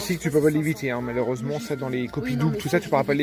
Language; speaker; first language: French; native; French